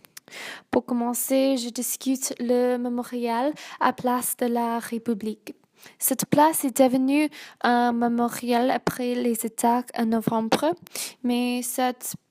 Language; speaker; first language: French; non-native, learner; English